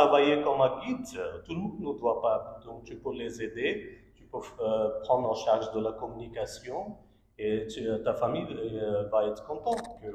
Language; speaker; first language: French; non-native, learner; Bangla